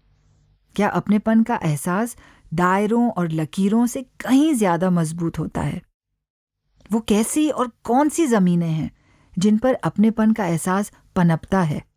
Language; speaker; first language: Hindi; native; Hindi